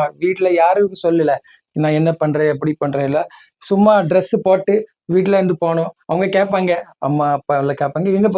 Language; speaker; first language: Tamil; early bilingual, heritage; Tamil